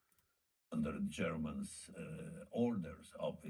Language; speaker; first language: English; non-native, fluent; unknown